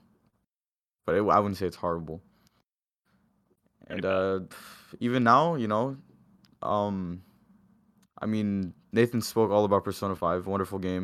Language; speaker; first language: English; native; English